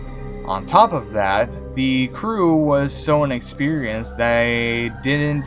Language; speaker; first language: English; native; English